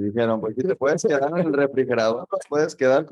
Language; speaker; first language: Spanish; native; Spanish